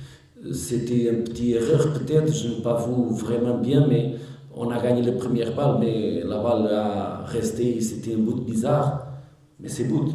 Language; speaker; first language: French; non-native, learner; Portuguese